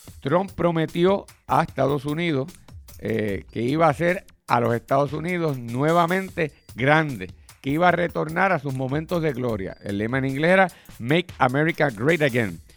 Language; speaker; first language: Spanish; native; Spanish